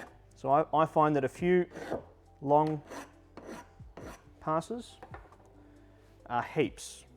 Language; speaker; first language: English; native; English